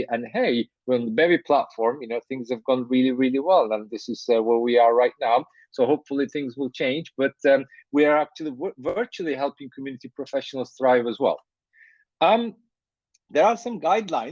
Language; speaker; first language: English; non-native, fluent; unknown